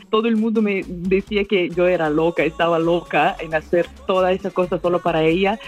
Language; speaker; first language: Spanish; non-native, fluent; Russian